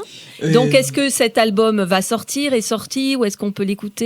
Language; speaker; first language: French; native; French